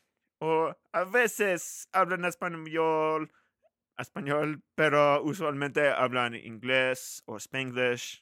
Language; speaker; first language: Spanish; non-native, learner; English